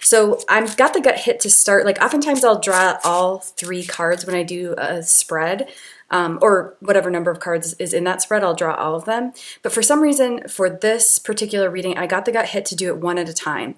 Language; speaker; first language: English; native; English